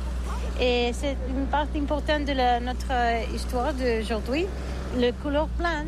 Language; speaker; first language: French; non-native, local second language; Catalan